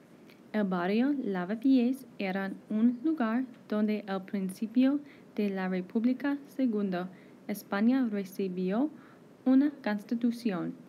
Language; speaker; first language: Spanish; non-native, learner; English